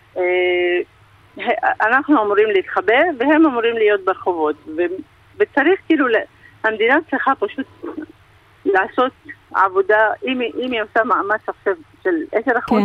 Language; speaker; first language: Hebrew; non-native, local second language; Arabic